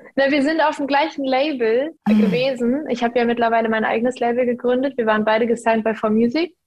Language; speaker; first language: German; native; German